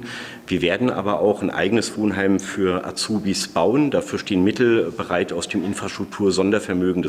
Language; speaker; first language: German; native; German